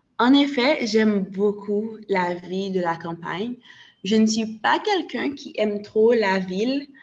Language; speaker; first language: French; non-native, local second language; Haitian Creole